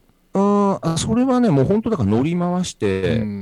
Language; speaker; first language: Japanese; native; Japanese